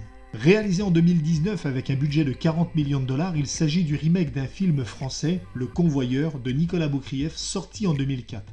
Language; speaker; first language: French; native; French